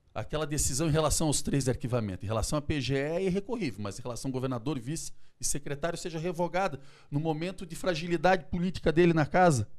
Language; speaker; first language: Portuguese; native; Portuguese